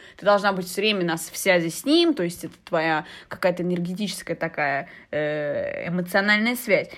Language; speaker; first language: Russian; non-native, fluent; Arabic